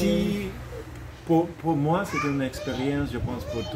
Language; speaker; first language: French; non-native, learner; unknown